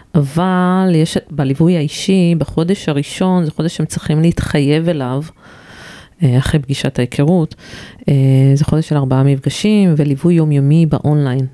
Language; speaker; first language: Hebrew; native; Hebrew